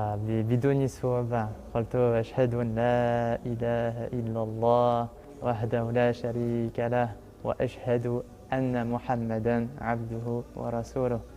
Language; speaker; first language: Arabic; non-native, learner; French